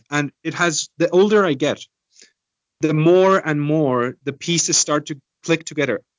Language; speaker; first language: English; non-native, fluent; Estonian